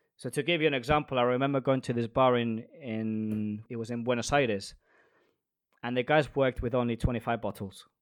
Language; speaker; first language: English; non-native, fluent; Spanish